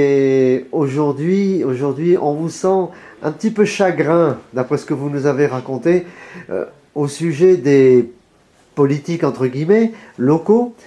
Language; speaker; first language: French; native; French